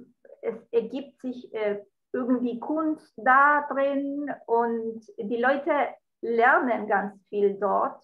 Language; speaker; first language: German; non-native, fluent; Spanish